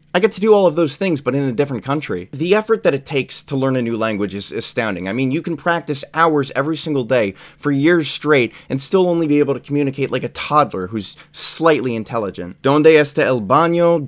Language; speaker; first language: English; native; English